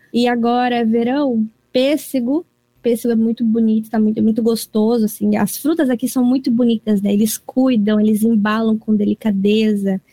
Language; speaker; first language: Portuguese; early bilingual, heritage; Portuguese